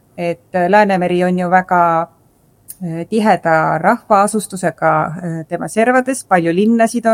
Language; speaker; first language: Estonian; native; Estonian